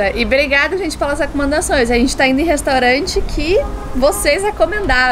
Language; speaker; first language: Portuguese; native; Portuguese